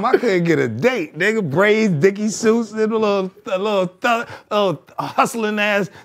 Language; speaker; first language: English; native; English